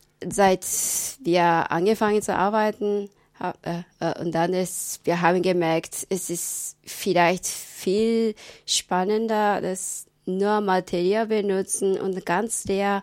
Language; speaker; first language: German; non-native, learner; Japanese